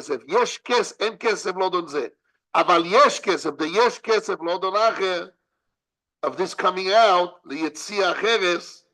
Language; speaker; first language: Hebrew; non-native, fluent; English